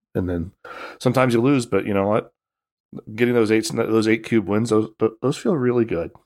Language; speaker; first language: English; native; English